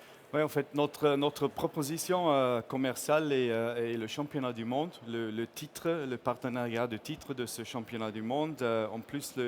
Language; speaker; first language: French; non-native, fluent; English